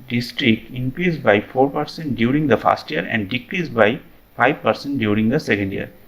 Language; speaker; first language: English; non-native, local second language; Bangla